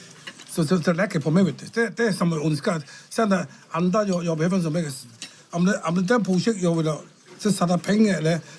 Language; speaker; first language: Swedish; non-native, learner; Somali